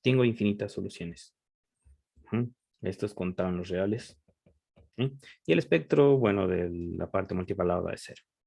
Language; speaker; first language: Spanish; native; Spanish